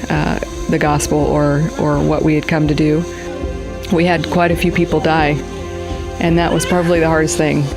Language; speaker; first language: English; native; English